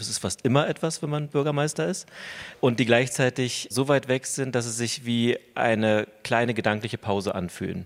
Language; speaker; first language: German; native; German